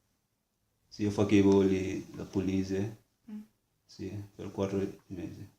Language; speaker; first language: Italian; non-native, learner; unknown